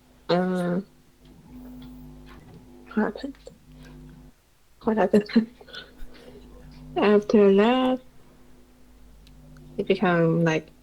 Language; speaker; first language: English; non-native, learner; Chinese